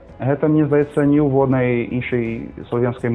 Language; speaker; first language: Belarusian; non-native, fluent; Portuguese